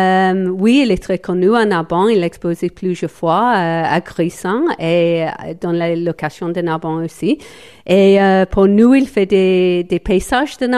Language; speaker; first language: French; non-native, fluent; English